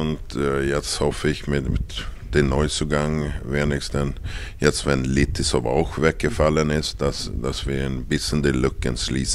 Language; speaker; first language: German; non-native, fluent; Swedish